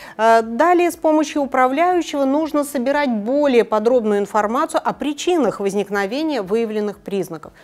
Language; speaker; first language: Russian; native; Russian